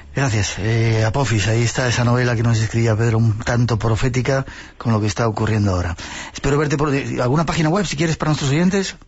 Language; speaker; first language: Spanish; native; Spanish